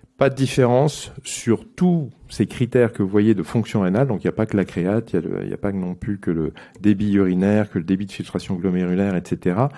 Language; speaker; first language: French; native; French